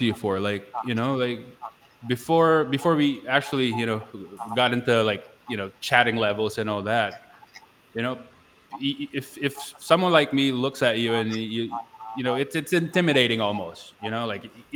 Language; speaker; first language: English; non-native, local second language; Pampanga